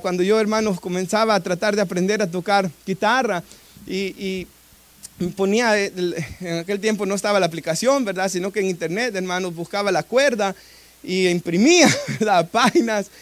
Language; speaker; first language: Spanish; native; Spanish